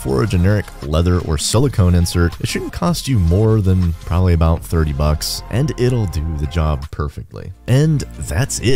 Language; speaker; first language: English; native; English